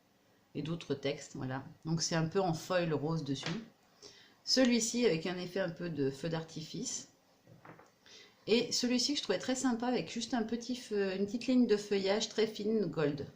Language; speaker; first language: French; native; French